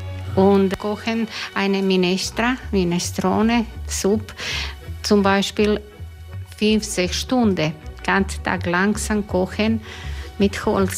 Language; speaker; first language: German; non-native, learner; Croatian